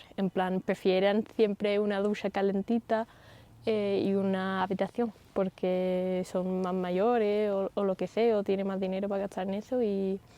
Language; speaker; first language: Spanish; non-native, fluent; English